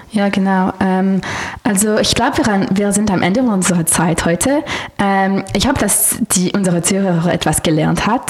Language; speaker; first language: German; non-native, learner; French